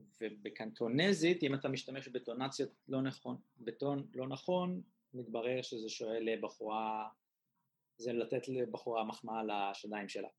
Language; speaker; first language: Hebrew; native; Hebrew